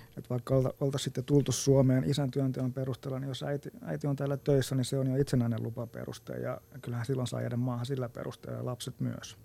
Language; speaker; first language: Finnish; native; Finnish